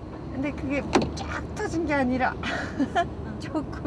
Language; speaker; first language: Korean; non-native, fluent; Japanese